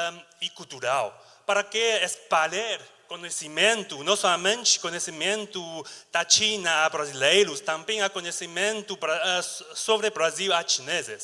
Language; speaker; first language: Portuguese; non-native, learner; Chinese